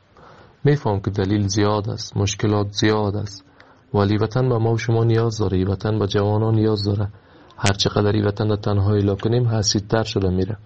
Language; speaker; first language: Persian; native; Persian